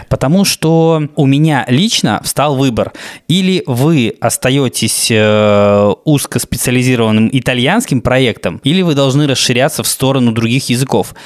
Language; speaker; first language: Russian; native; Russian